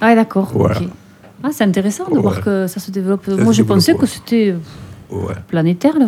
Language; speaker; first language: French; native; French